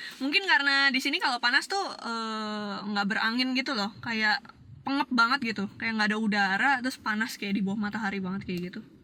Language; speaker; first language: Indonesian; native; Indonesian